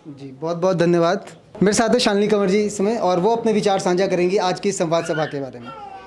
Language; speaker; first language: Hindi; native; Hindi